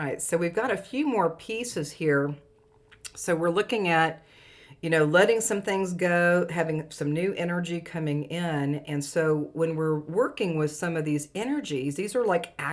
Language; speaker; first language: English; native; English